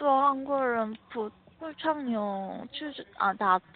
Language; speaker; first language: Chinese; non-native, learner; Korean